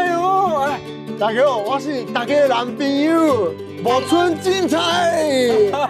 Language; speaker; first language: Chinese; non-native, learner; Japanese